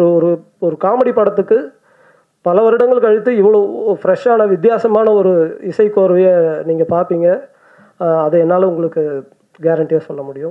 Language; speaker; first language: Tamil; native; Tamil